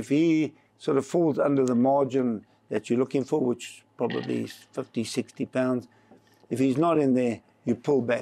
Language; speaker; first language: English; native; English